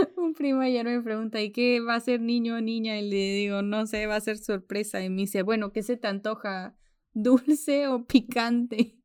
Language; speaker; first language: Spanish; early bilingual, heritage; Spanish